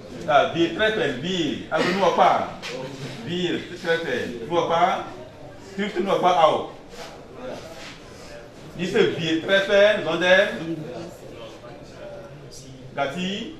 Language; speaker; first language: German; non-native, learner; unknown